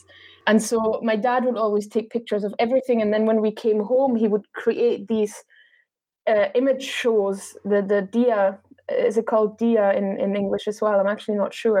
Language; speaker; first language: English; non-native, fluent; German